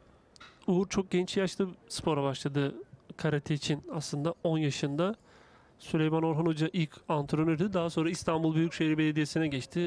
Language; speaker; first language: Turkish; native; Turkish